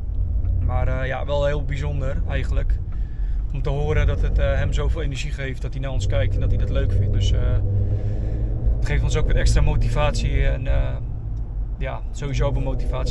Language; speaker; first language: Dutch; native; Dutch